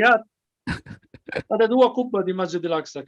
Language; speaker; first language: Indonesian; non-native, fluent; Arabic